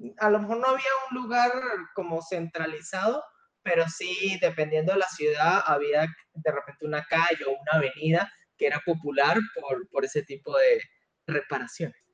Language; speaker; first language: Spanish; native; Spanish